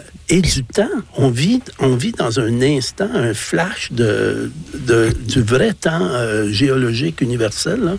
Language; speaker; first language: French; native; French